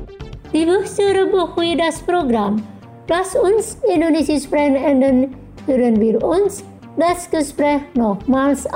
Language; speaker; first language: German; non-native, fluent; Indonesian